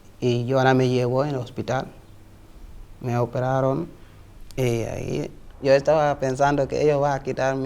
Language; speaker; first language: Spanish; non-native, learner; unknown